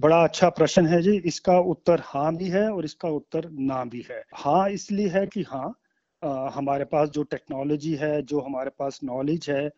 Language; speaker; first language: Hindi; native; Hindi